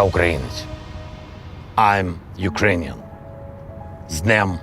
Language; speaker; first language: Ukrainian; non-native, local second language; Russian